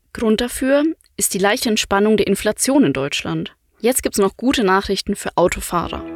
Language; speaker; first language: German; native; German